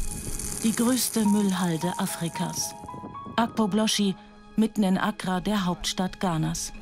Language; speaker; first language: German; native; German